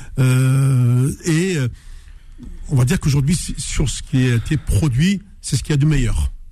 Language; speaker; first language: French; native; French